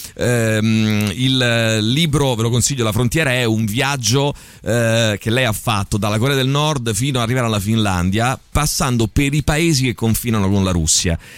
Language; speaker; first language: Italian; native; Italian